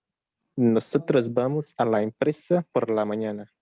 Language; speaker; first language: Spanish; non-native, learner; Portuguese